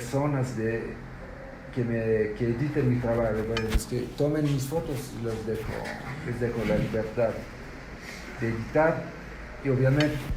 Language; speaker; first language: Spanish; non-native, fluent; French